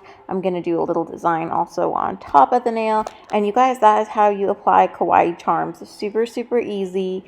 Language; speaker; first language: English; native; English